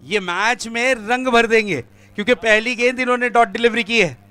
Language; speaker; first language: Hindi; non-native, local second language; Marathi